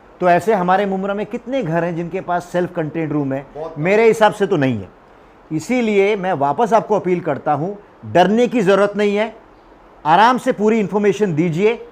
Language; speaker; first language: Hindi; non-native, local second language; Marathi